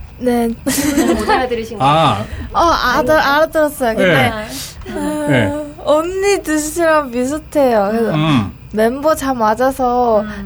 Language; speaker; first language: Korean; non-native, learner; Chinese